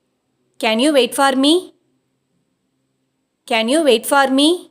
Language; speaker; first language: English; non-native, local second language; Tamil